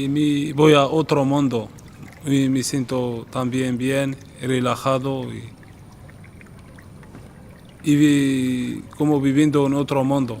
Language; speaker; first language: Spanish; non-native, learner; Arabic